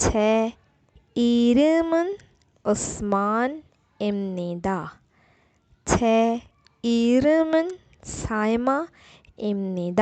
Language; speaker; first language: Korean; non-native, fluent; Urdu